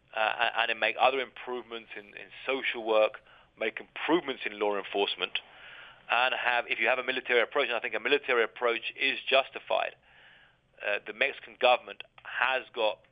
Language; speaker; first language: English; native; English